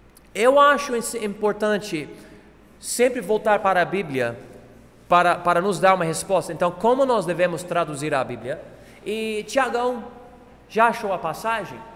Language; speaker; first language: Portuguese; non-native, fluent; English